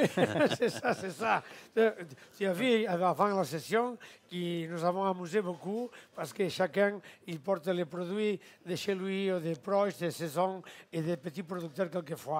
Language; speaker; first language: French; non-native, fluent; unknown